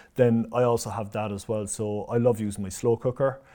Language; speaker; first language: English; native; English